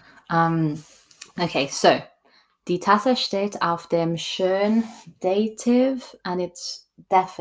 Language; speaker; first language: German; non-native, learner; English